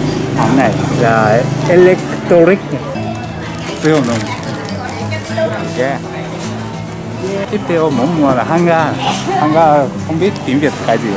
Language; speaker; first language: Vietnamese; non-native, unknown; Japanese